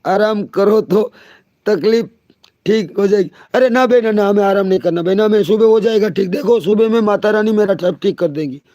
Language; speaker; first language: Hindi; non-native, local second language; Gujarati